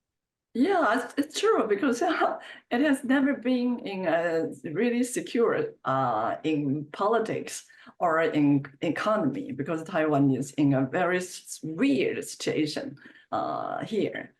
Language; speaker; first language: English; non-native, fluent; Chinese